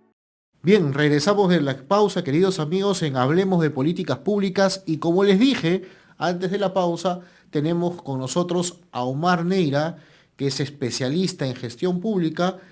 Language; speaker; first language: Spanish; native; Spanish